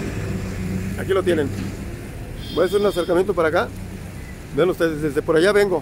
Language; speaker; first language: Spanish; native; Spanish